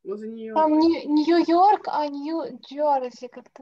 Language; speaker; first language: Russian; native; Russian